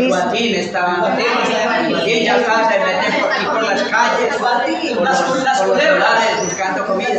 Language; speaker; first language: Spanish; native; Spanish